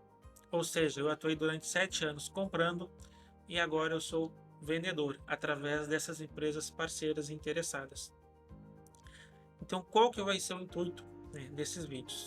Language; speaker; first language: Portuguese; native; Portuguese